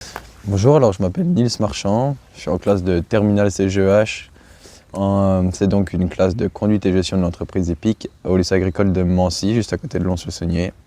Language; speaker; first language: French; native; French